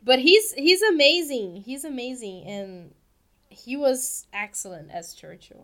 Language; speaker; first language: English; non-native, fluent; Portuguese